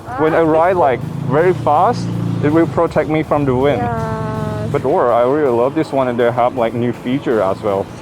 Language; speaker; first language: English; non-native, fluent; Thai